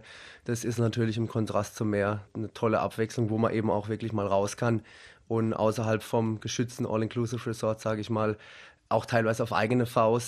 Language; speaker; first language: German; native; German